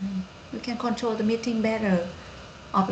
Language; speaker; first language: English; non-native, learner; Vietnamese